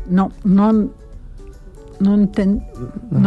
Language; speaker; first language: Catalan; non-native, learner; Spanish